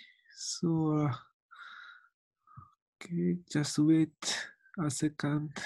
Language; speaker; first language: English; non-native, learner; Japanese